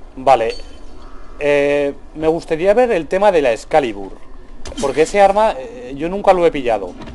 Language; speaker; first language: Spanish; native; Spanish